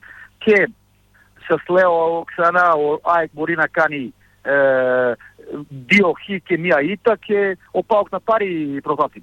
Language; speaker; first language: Greek; non-native, fluent; Serbian